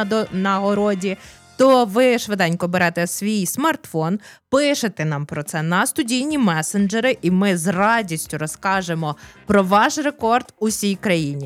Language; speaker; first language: Ukrainian; native; Ukrainian